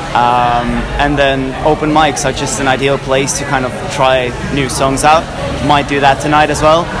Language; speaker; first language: English; non-native, fluent; Dutch